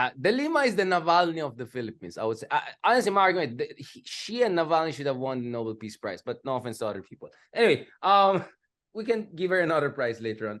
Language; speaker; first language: English; non-native, local second language; Filipino